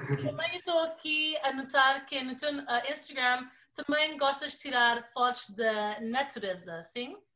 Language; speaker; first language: Portuguese; early bilingual, other home language; English